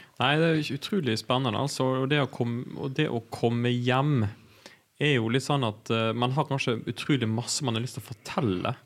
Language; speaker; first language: Norwegian; native; Norwegian